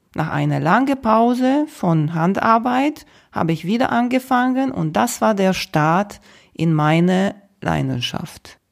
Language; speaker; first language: German; non-native, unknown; Romanian